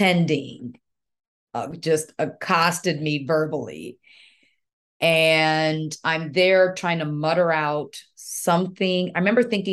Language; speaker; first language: English; early bilingual, other home language; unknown